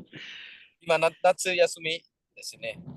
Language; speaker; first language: Japanese; non-native, learner; Thai